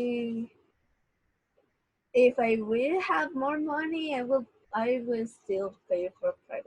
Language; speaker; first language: English; non-native, learner; Spanish